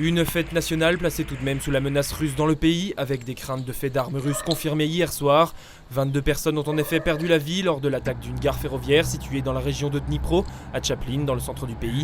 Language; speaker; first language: French; native; French